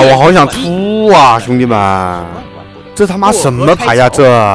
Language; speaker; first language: Chinese; native; Chinese